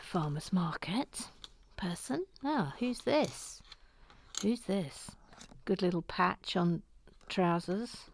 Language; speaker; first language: English; native; English